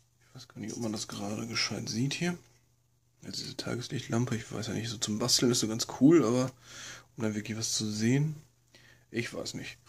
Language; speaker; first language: German; native; German